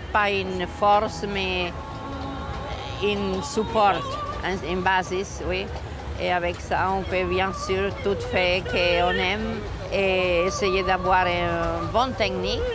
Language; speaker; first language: French; non-native, fluent; Spanish